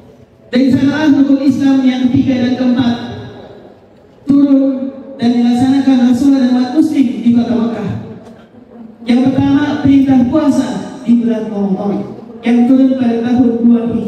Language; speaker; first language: Indonesian; native; Indonesian